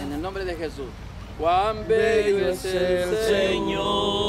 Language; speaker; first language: Spanish; native; Spanish